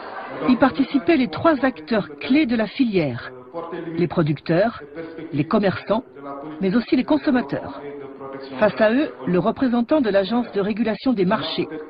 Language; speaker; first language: French; native; French